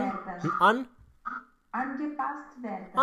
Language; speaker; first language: German; non-native, learner; Romanian